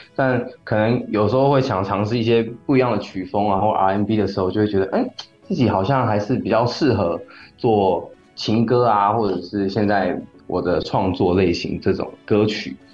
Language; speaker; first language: Chinese; native; Chinese